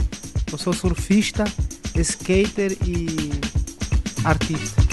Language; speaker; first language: Portuguese; early bilingual, other home language; Spanish